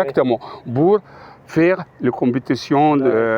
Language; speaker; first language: French; non-native, fluent; Arabic